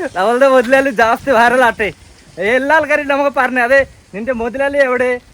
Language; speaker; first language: Malayalam; native; Malayalam